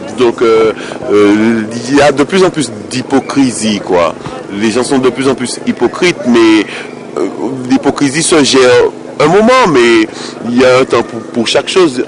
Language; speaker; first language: French; native; French